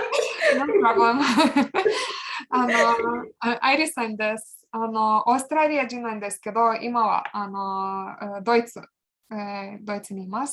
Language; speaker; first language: Japanese; non-native, fluent; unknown